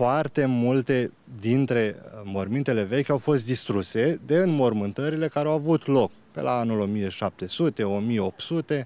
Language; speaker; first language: Romanian; native; Romanian